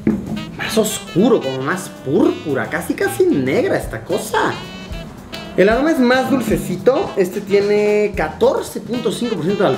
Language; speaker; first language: Spanish; native; Spanish